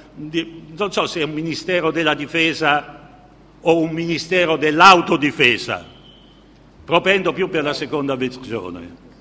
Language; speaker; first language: Italian; native; Italian